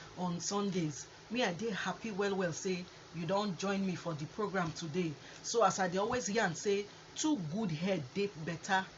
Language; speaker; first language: Nigerian Pidgin; native; Nigerian Pidgin